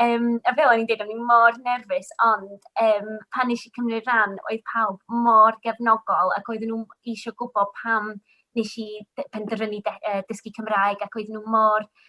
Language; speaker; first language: Welsh; non-native, local second language; English